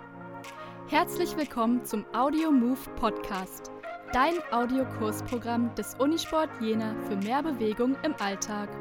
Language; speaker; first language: German; native; German